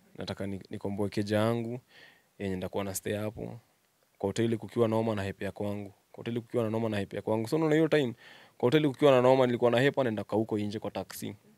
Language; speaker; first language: Swahili; native; Swahili